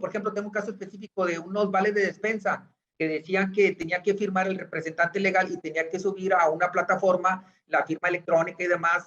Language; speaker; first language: Spanish; native; Spanish